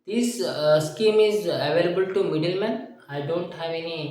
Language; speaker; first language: English; non-native, local second language; Telugu